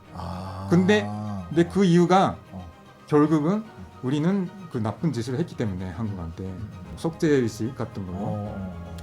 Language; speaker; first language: Korean; non-native, fluent; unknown